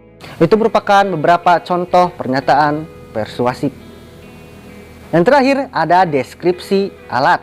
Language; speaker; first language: Indonesian; native; Indonesian